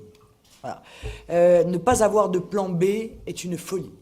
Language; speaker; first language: French; native; French